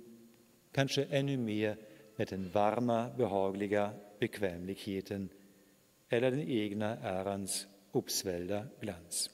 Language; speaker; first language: Swedish; non-native, fluent; German